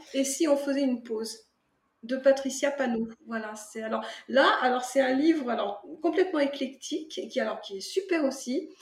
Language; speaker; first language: French; native; French